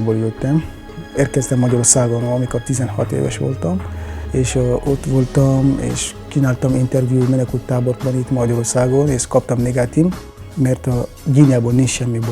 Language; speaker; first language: Hungarian; non-native, learner; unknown